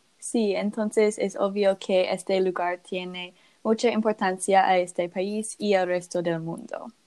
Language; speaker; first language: Spanish; non-native, learner; English